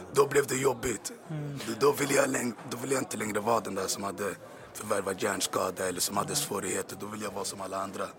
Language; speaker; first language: Swedish; native; Swedish